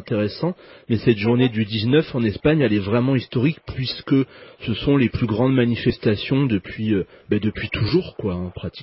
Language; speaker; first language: French; native; French